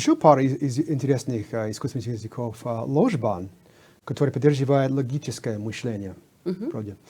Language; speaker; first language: Russian; non-native, fluent; English